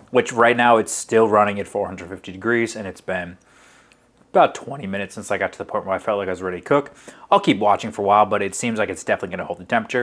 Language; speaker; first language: English; native; English